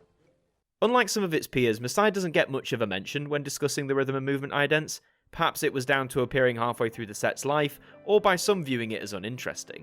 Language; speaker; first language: English; native; English